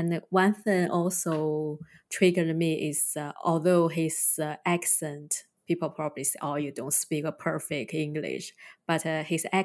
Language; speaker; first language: English; non-native, fluent; Chinese